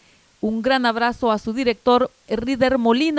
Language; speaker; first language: Spanish; native; Spanish